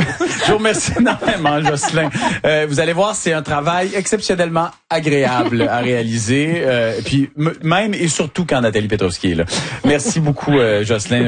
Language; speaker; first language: French; native; French